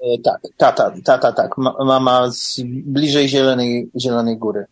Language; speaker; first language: Polish; early bilingual, heritage; English